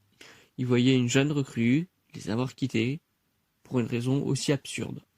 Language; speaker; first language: French; native; French